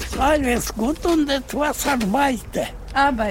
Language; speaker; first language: German; non-native, learner; Russian